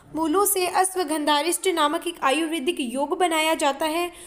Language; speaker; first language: Hindi; native; Hindi